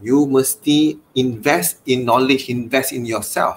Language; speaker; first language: English; non-native, local second language; Malay